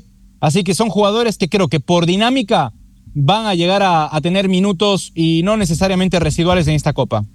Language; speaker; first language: Spanish; native; Spanish